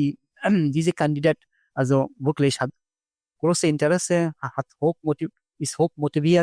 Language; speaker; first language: German; non-native, fluent; Bangla